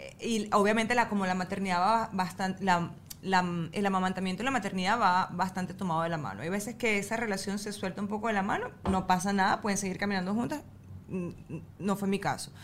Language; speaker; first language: Spanish; native; Spanish